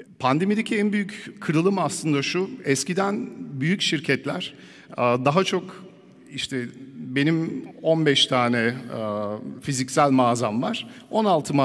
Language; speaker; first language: Turkish; early bilingual, heritage; Turkish